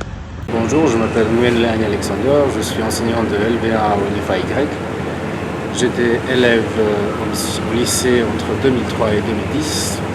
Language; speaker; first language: French; non-native, fluent; Vietnamese